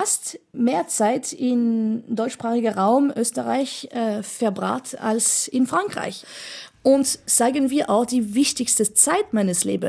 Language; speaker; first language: German; non-native, fluent; French